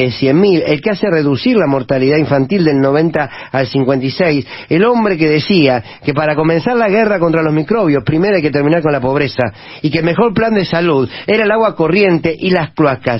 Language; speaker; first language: Spanish; native; Spanish